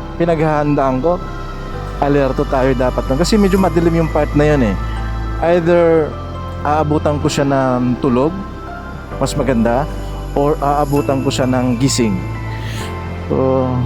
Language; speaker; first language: Filipino; non-native, local second language; Cebuano